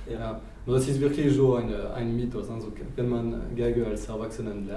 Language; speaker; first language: German; non-native, fluent; French